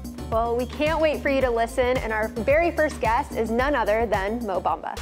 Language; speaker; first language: English; native; English